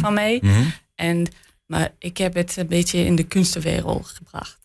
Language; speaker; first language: Dutch; non-native, learner; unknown